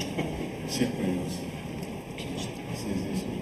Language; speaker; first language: Russian; non-native, learner; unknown